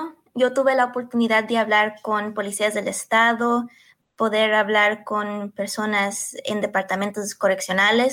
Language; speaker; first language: Spanish; early bilingual, heritage; Spanish